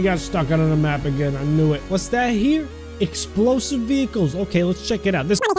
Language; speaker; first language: English; native; English